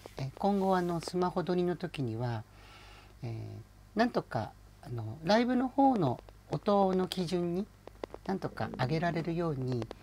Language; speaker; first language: Japanese; native; Japanese